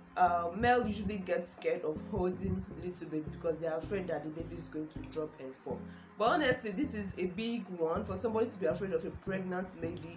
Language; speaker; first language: English; non-native, local second language; Igbo